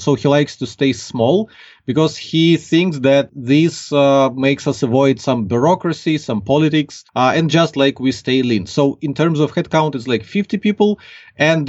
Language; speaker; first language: English; non-native, fluent; Ukrainian